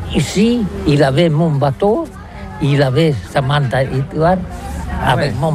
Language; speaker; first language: French; non-native, learner; Catalan